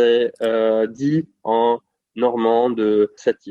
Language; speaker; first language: French; non-native, fluent; Czech